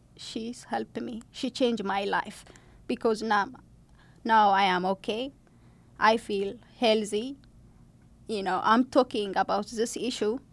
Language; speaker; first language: English; non-native, learner; Amharic